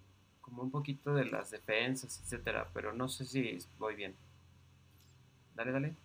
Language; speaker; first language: Spanish; native; Spanish